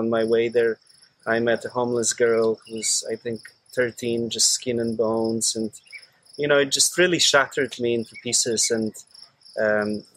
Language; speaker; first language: English; non-native, fluent; Polish